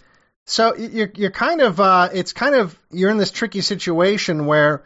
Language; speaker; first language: English; native; English